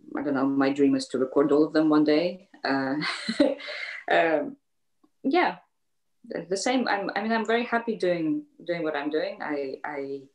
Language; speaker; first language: English; native; English